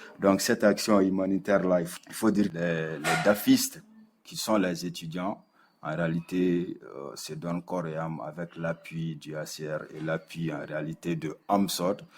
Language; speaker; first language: French; non-native, local second language; Bambara